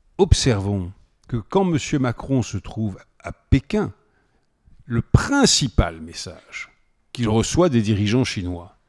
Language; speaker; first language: French; native; French